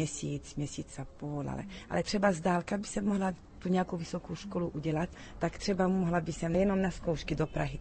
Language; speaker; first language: Czech; early bilingual, heritage; Arabic